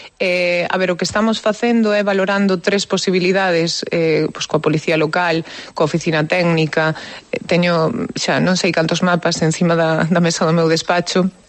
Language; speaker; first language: Galician; native; Galician